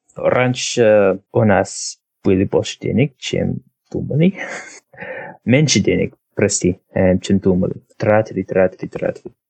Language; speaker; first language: Russian; non-native, fluent; English